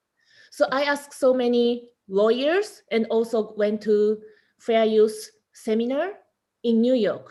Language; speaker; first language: English; non-native, learner; Japanese